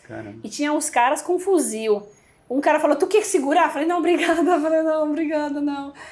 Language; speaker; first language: Portuguese; non-native, fluent; Polish